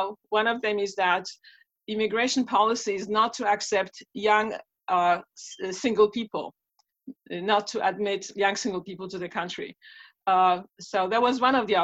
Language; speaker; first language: English; non-native, fluent; Polish